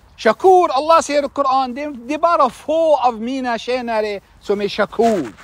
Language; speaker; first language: Swedish; non-native, fluent; Arabic